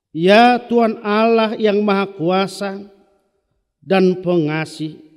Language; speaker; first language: Indonesian; non-native, local second language; Batak Toba